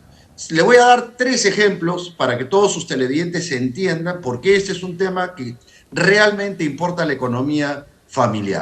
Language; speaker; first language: Spanish; native; Spanish